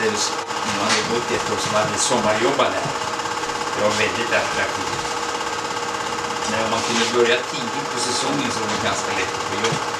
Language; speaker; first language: Swedish; native; Swedish